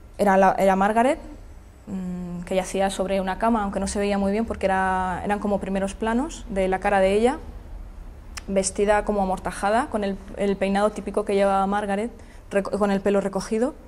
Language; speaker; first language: Spanish; native; Spanish